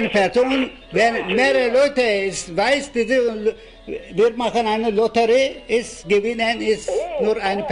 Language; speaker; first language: German; non-native, learner; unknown